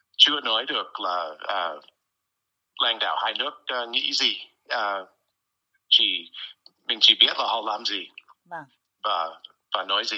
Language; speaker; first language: Vietnamese; non-native, fluent; English